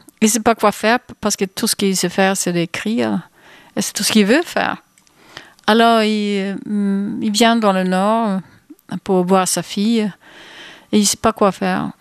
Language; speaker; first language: French; non-native, fluent; Swedish